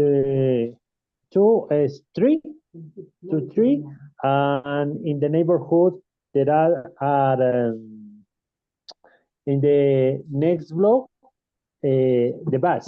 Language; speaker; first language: English; non-native, learner; Spanish